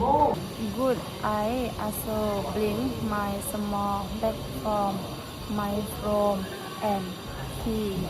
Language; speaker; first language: English; non-native, learner; Thai